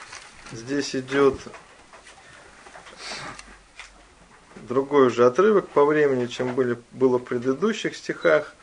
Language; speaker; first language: Russian; native; Russian